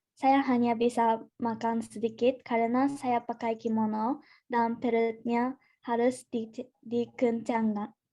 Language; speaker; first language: Indonesian; non-native, learner; Japanese